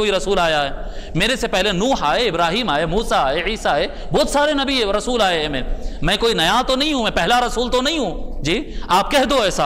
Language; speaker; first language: Urdu; native; Urdu